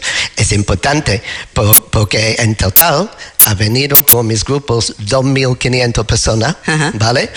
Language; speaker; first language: Spanish; non-native, learner; English